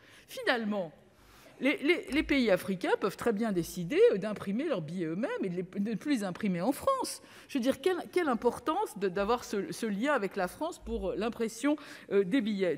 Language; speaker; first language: French; native; French